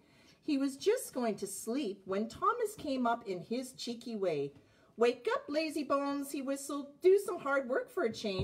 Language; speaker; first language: English; native; English